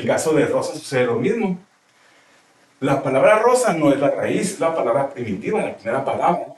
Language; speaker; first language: Spanish; native; Spanish